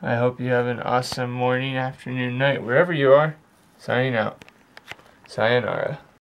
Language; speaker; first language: English; native; English